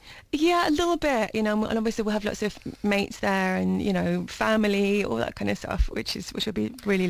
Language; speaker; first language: English; native; English